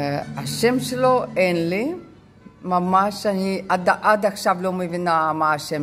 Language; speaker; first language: Hebrew; non-native, fluent; Russian